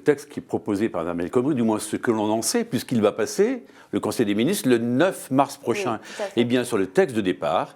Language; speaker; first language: French; native; French